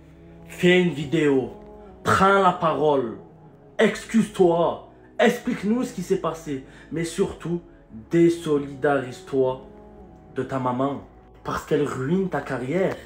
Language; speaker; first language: French; native; French